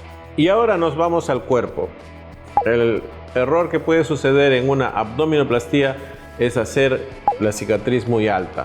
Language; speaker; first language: Spanish; native; Spanish